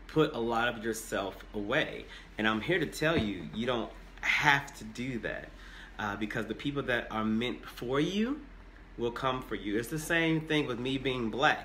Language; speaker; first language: English; native; English